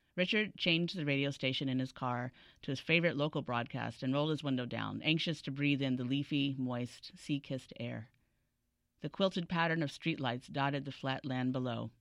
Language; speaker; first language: English; native; English